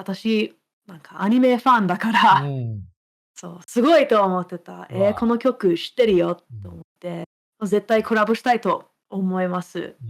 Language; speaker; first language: Japanese; non-native, fluent; English